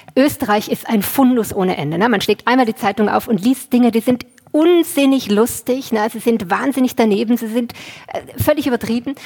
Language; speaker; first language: German; native; German